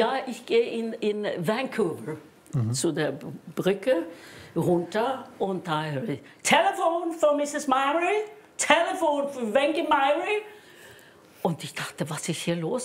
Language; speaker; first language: German; non-native, fluent; Norwegian